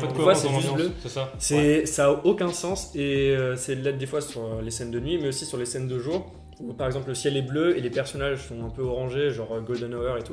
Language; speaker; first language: French; native; French